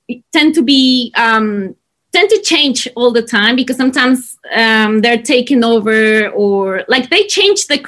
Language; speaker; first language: English; non-native, fluent; Spanish